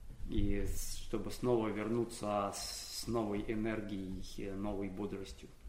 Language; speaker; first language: Russian; native; Russian